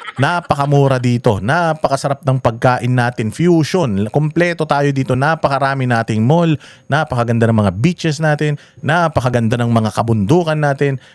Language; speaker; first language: Filipino; native; Filipino